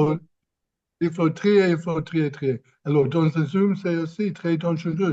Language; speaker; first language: French; non-native, fluent; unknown